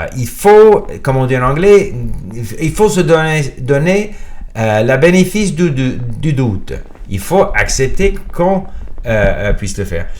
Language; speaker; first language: French; non-native, fluent; English